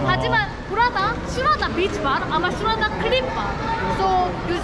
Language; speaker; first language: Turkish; non-native, learner; Korean